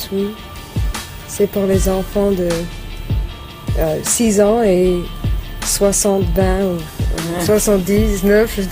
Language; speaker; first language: French; non-native, learner; English